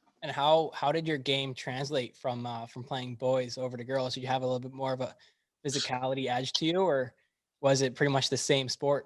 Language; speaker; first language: English; native; English